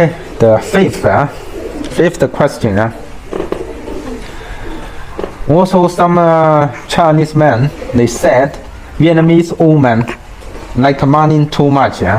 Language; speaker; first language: English; non-native, learner; Chinese